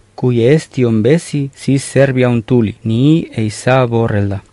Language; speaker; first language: Estonian; non-native, learner; Catalan